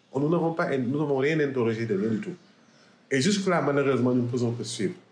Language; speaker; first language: French; non-native, local second language; Wolof